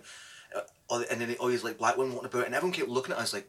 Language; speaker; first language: English; native; English